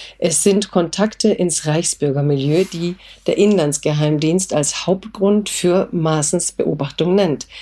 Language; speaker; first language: German; early bilingual, other home language; Croatian